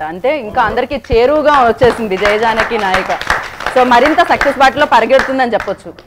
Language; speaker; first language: Telugu; native; Telugu